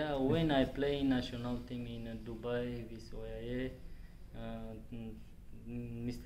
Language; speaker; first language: English; non-native, learner; Tajik